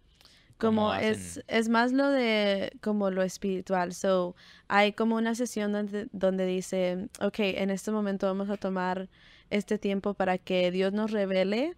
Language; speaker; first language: Spanish; early bilingual, heritage; Spanish